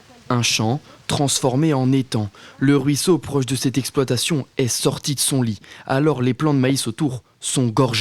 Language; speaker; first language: French; native; French